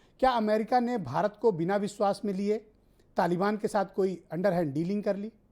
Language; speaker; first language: Hindi; native; Hindi